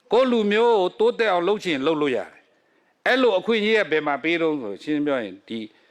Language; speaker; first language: Burmese; non-native, local second language; Pa'o Karen